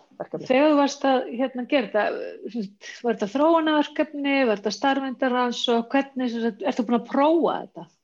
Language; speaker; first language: Icelandic; native; Icelandic